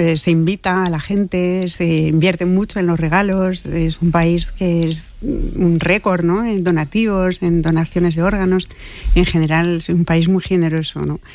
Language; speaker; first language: Spanish; non-native, fluent; French